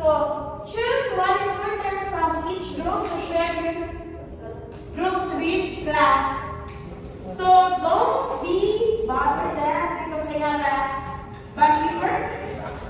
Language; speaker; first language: English; non-native, local second language; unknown